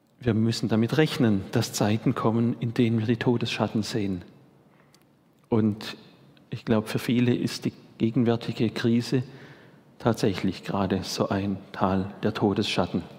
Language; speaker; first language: German; native; German